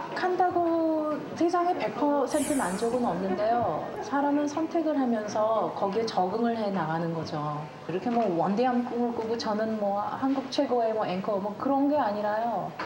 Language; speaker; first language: Korean; early bilingual, heritage; Korean